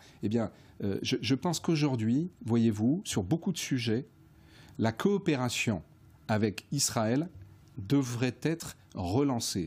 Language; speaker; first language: French; native; French